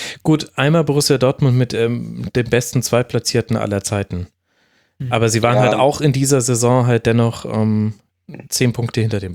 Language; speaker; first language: German; native; German